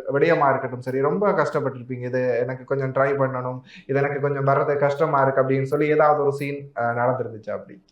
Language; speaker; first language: Tamil; native; Tamil